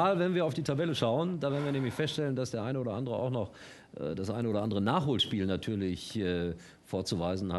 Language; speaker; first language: German; native; German